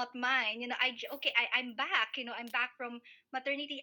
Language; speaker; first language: English; non-native, local second language; Filipino